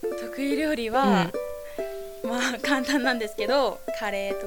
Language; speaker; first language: Japanese; non-native, fluent; Korean